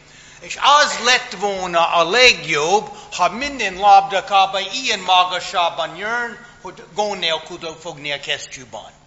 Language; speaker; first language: Hungarian; non-native, fluent; English